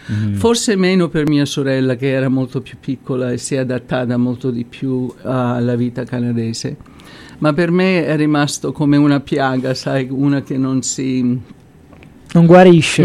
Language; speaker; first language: Italian; native; Italian